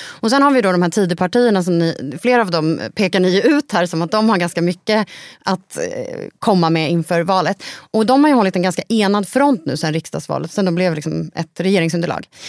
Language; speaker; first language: Swedish; native; Swedish